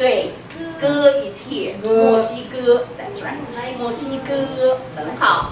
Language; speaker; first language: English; non-native, fluent; Chinese